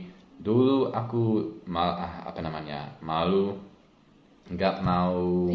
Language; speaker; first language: Indonesian; non-native, learner; English